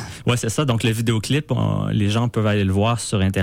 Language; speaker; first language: French; native; French